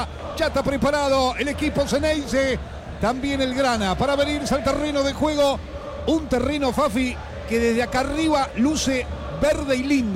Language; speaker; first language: Spanish; native; Spanish